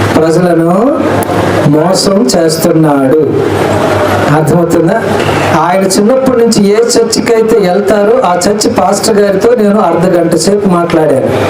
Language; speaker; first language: Telugu; non-native, local second language; Koya